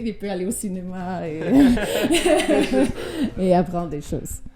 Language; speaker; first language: French; non-native, fluent; Danish